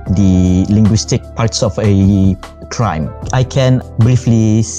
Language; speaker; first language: English; non-native, fluent; Malay